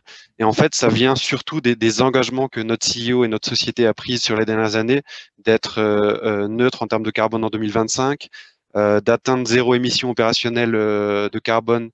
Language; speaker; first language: French; native; French